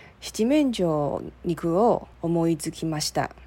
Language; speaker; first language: Japanese; non-native, learner; Chinese